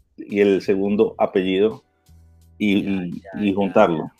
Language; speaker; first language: Spanish; early bilingual, heritage; Spanish